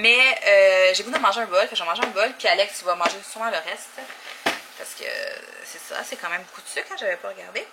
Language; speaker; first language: French; native; French